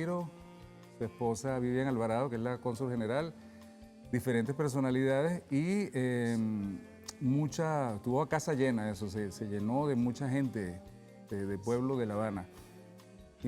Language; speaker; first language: Spanish; native; Spanish